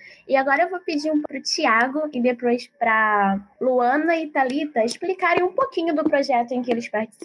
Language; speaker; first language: Portuguese; native; Portuguese